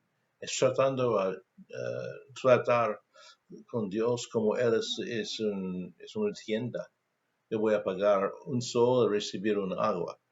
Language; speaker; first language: Spanish; non-native, fluent; English